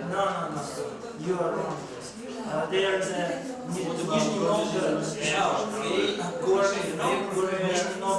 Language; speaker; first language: English; non-native, fluent; Russian